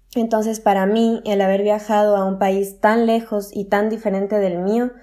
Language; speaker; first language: Spanish; native; Spanish